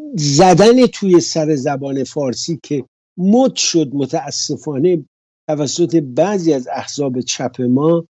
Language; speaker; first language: Persian; native; Persian